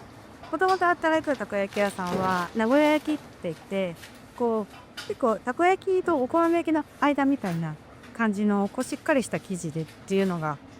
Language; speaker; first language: Japanese; native; Japanese